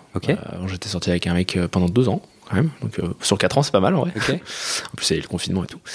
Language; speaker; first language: French; native; French